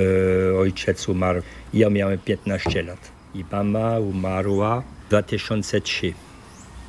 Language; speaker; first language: Polish; early bilingual, heritage; French